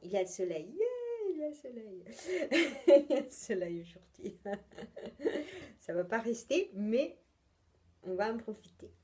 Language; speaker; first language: French; non-native, fluent; Italian